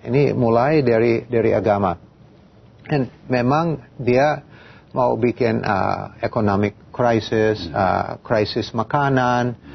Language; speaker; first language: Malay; non-native, fluent; English